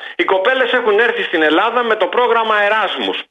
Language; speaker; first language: Greek; native; Greek